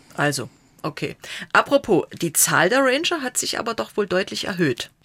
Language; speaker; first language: German; native; German